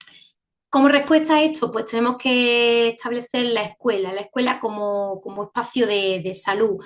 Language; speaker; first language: Spanish; native; Spanish